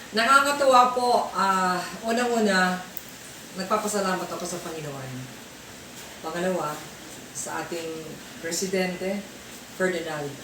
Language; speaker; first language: Filipino; non-native, local second language; Bikol